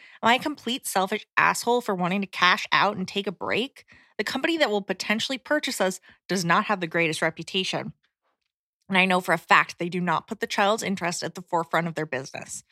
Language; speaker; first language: English; native; English